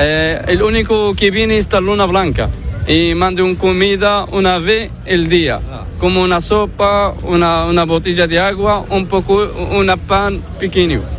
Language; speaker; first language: Spanish; non-native, learner; Arabic